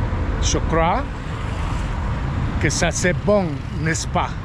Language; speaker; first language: French; non-native, fluent; Spanish